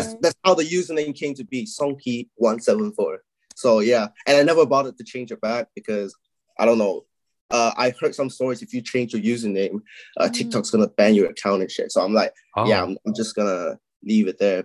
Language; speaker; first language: English; non-native, local second language; Chinese